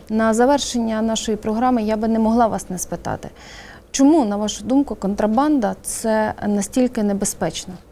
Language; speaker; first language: Ukrainian; native; Ukrainian